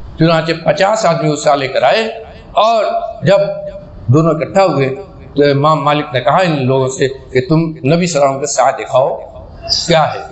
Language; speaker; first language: Urdu; native; Urdu